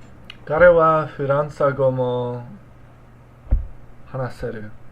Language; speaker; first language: Japanese; non-native, learner; English